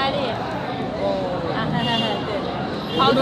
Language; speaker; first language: Chinese; non-native, learner; Italian